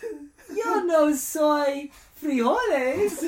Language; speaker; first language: Spanish; non-native, learner; English